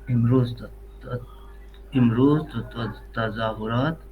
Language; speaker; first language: Persian; non-native, learner; Urdu